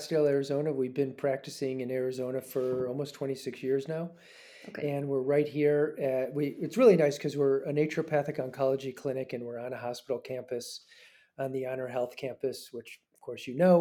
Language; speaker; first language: English; native; English